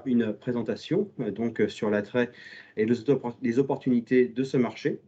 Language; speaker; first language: French; native; French